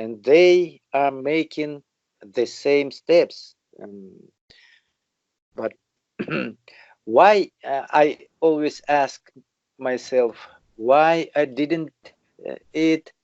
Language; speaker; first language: English; non-native, learner; Russian